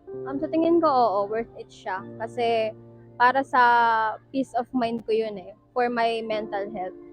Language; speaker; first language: Filipino; native; Filipino